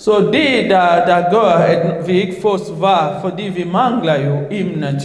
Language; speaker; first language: Swedish; non-native, learner; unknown